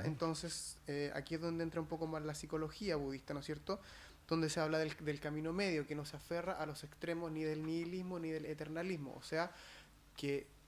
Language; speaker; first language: Spanish; native; Spanish